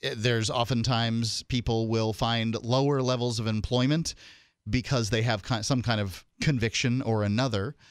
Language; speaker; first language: English; native; English